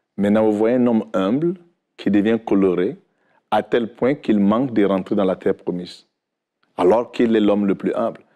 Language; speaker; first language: French; non-native, local second language; Fula